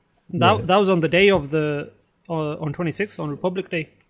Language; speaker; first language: English; early bilingual, other home language; Punjabi